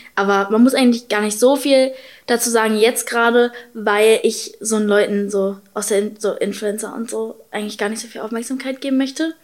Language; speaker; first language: German; native; German